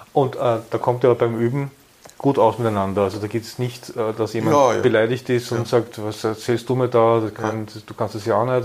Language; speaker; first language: German; native; German